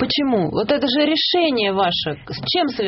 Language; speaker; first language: Russian; native; Russian